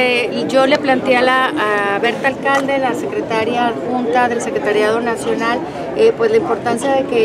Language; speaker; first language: Spanish; native; Spanish